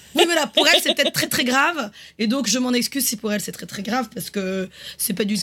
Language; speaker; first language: French; native; French